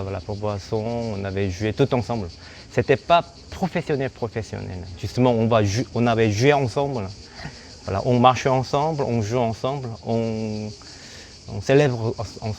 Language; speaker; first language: French; non-native, fluent; Korean